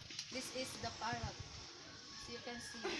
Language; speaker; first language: English; non-native, learner; Cebuano